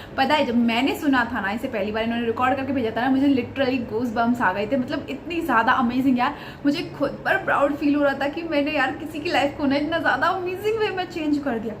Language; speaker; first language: Hindi; native; Hindi